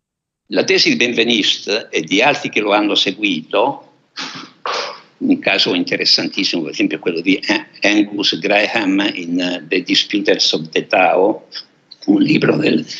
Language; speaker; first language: Italian; native; Italian